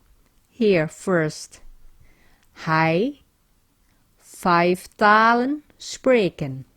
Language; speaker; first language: Dutch; non-native, fluent; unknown